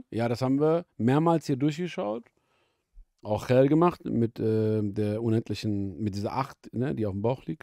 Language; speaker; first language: German; native; German